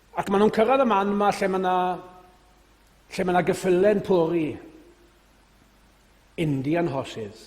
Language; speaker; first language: Welsh; native; Welsh